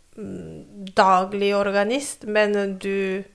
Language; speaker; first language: Norwegian; non-native, fluent; Korean